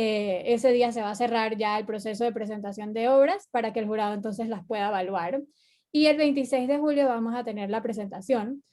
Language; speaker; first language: Spanish; native; Spanish